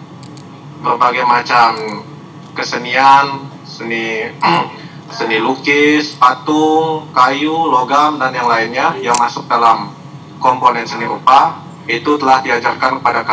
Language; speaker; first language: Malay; non-native, local second language; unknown